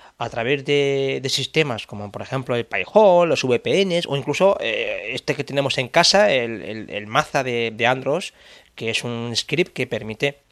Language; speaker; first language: Spanish; native; Spanish